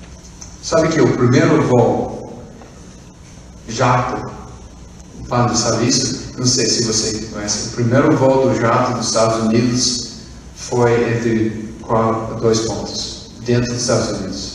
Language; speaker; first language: Portuguese; non-native, fluent; English